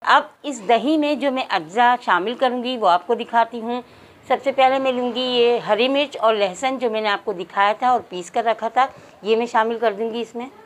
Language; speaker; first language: Urdu; native; Urdu